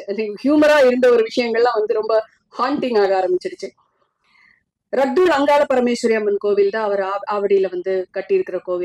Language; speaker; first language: Tamil; native; Tamil